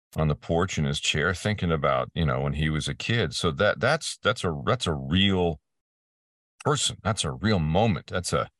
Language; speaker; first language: English; native; English